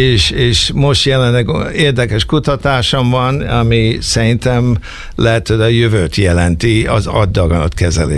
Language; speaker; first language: Hungarian; early bilingual, heritage; Hungarian